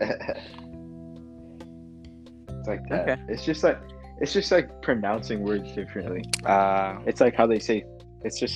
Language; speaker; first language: English; non-native, local second language; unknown